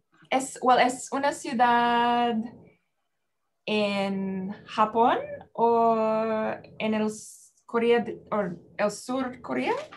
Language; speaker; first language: Spanish; non-native, learner; English